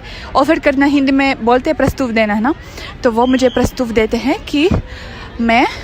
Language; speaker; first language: Hindi; non-native, fluent; Russian